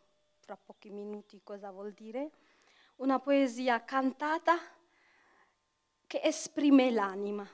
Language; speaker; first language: Italian; non-native, fluent; Tigrinya